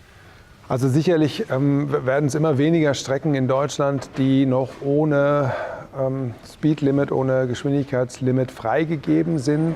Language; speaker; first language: German; native; German